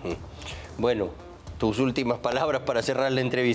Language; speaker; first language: Spanish; native; Spanish